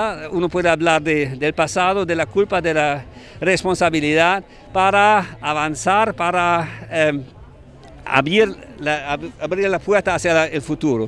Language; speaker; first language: Spanish; non-native, fluent; German